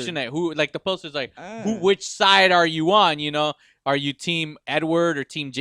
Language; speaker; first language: English; native; English